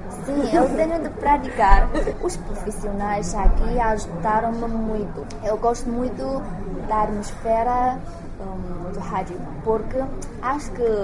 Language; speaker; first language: Portuguese; non-native, learner; Chinese